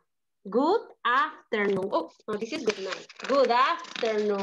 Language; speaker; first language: English; non-native, learner; Spanish